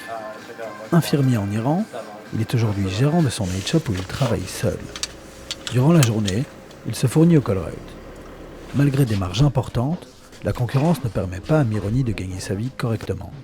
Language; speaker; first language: French; native; French